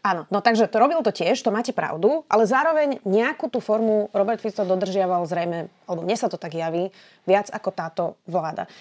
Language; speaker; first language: Slovak; native; Slovak